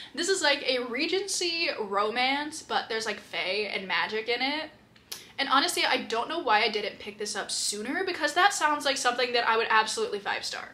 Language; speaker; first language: English; native; English